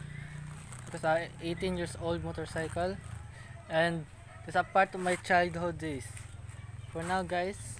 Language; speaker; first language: English; non-native, learner; Filipino